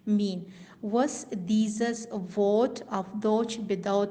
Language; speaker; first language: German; non-native, learner; Urdu